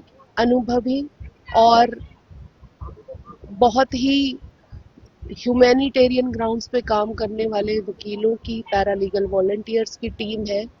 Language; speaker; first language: Hindi; native; Hindi